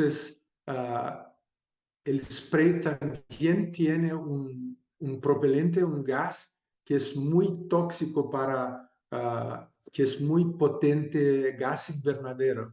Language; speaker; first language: Spanish; non-native, fluent; Portuguese